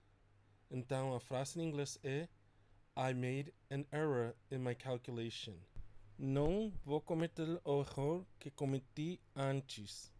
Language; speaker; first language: Portuguese; non-native, fluent; English